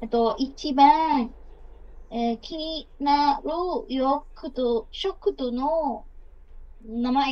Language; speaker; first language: Japanese; non-native, learner; Burmese